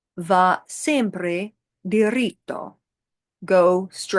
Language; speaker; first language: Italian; non-native, fluent; English